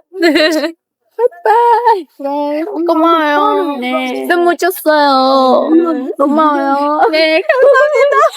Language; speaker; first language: Korean; non-native, learner; Hmong